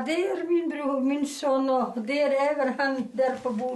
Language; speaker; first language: Swedish; early bilingual, heritage; Swedish